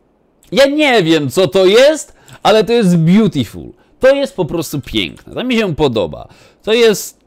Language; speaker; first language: Polish; native; Polish